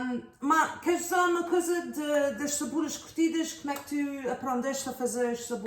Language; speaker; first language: Portuguese; early bilingual, heritage; Portuguese